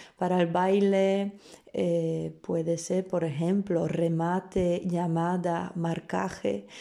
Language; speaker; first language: Spanish; non-native, fluent; Polish